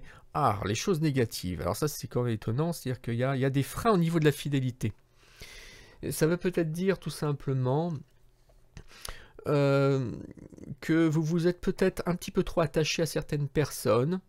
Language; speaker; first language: French; native; French